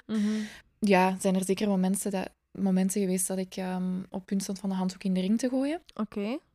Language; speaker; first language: Dutch; native; Dutch